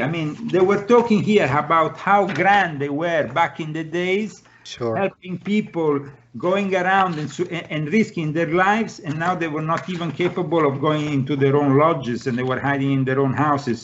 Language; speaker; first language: English; non-native, fluent; Italian